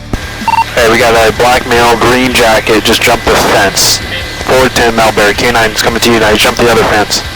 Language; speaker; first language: English; native; English